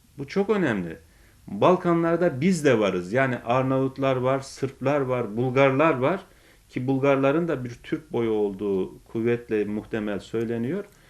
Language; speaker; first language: Turkish; native; Turkish